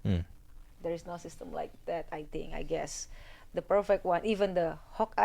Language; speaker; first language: English; non-native, fluent; Indonesian